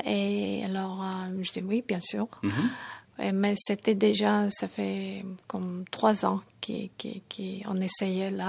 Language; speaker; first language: French; non-native, fluent; Tajik